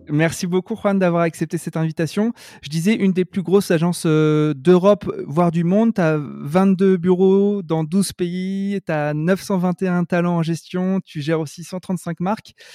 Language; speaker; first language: French; native; French